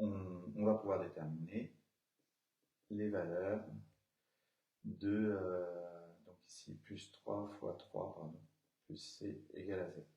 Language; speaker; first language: French; native; French